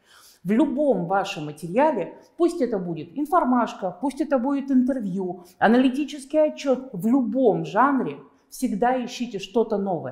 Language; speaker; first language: Russian; native; Russian